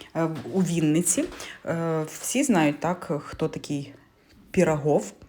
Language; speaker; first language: Ukrainian; non-native, local second language; Russian